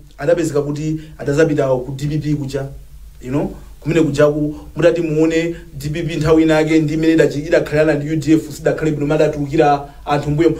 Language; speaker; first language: Nyanja; native; Nyanja